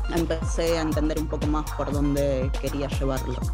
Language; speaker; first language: Spanish; native; Spanish